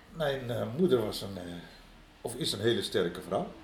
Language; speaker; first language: Dutch; early bilingual, other home language; Arabic